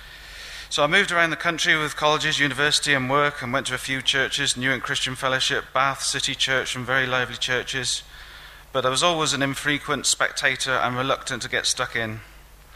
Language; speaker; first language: English; native; English